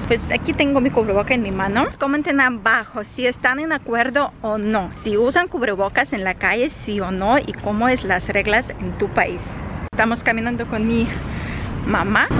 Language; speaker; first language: Spanish; non-native, fluent; Ukrainian